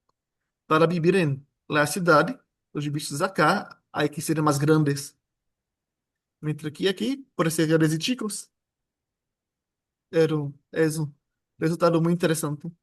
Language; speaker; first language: Spanish; non-native, fluent; Portuguese